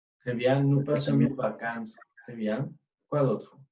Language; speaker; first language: French; non-native, fluent; Spanish